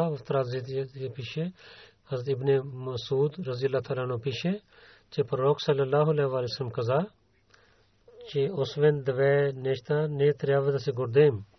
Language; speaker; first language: Bulgarian; non-native, learner; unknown